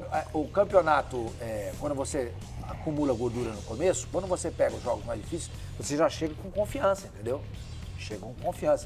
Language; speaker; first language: Portuguese; native; Portuguese